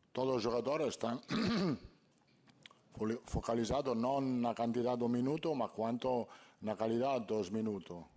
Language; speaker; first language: Portuguese; non-native, learner; Italian